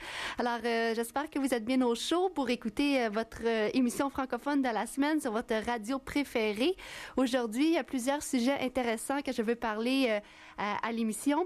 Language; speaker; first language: French; native; French